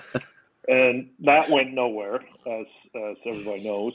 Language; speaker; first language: English; native; English